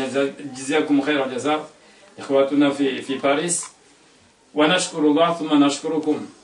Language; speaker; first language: Arabic; non-native, local second language; Comorian